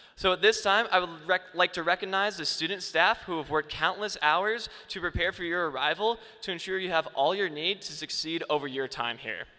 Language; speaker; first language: English; native; English